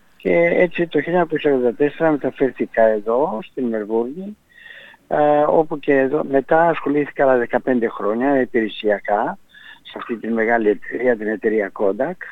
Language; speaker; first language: Greek; native; Greek